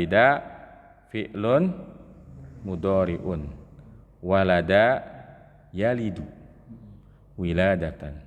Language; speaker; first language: Arabic; non-native, fluent; Indonesian